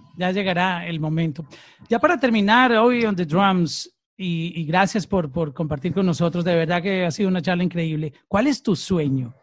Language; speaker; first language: Spanish; native; Spanish